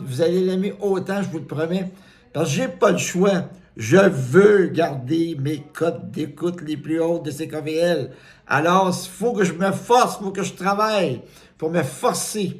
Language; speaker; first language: French; native; French